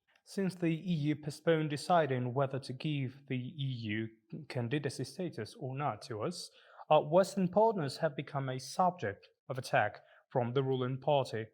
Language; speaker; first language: English; non-native, fluent; Georgian